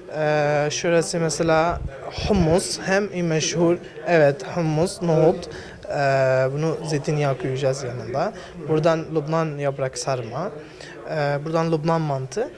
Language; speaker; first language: Turkish; non-native, learner; Arabic